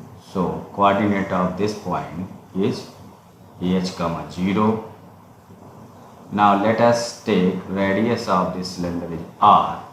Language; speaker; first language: English; non-native, local second language; Hindi